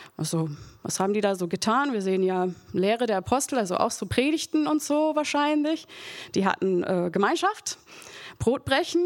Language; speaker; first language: German; non-native, fluent; English